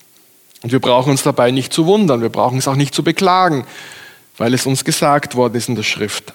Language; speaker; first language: German; native; German